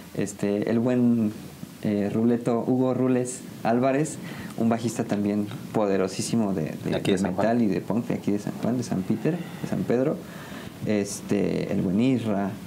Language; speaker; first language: Spanish; native; Spanish